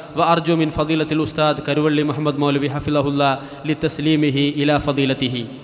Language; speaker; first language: Arabic; non-native, fluent; Malayalam